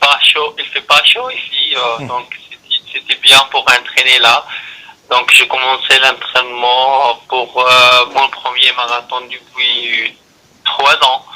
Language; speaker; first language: French; non-native, learner; Arabic